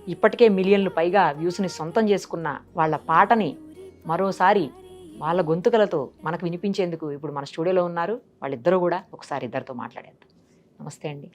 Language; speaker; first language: Telugu; native; Telugu